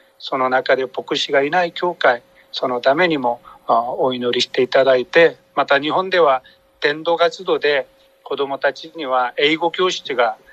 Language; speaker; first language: Japanese; non-native, fluent; Korean